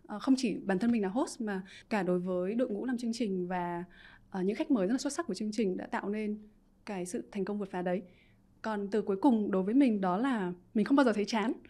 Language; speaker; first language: Vietnamese; native; Vietnamese